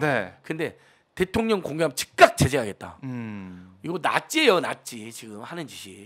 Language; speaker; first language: Korean; native; Korean